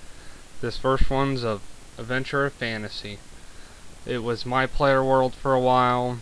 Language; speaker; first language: English; native; English